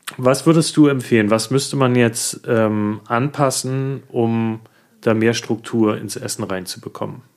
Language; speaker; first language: German; native; German